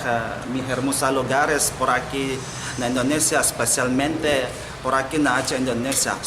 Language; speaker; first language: Spanish; non-native, learner; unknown